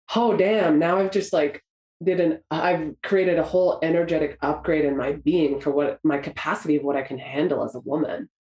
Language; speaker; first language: English; native; English